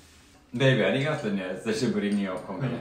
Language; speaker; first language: Japanese; non-native, fluent; Lithuanian